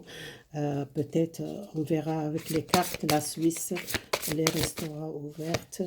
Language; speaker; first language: French; non-native, fluent; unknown